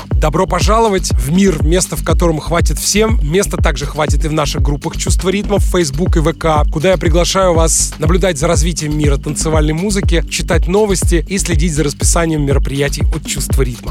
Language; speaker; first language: Russian; native; Russian